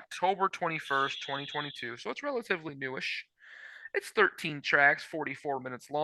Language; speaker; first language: English; native; English